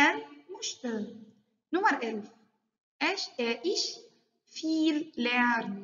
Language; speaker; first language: German; non-native, learner; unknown